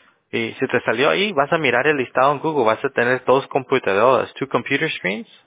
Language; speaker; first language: Spanish; native; Spanish